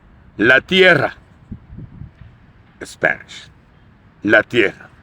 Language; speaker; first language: Spanish; non-native, fluent; Urdu